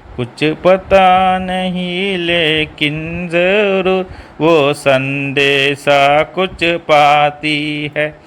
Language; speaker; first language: Hindi; non-native, local second language; Malayalam